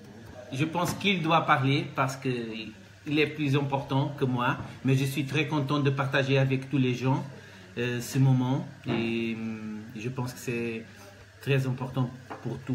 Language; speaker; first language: French; non-native, learner; Portuguese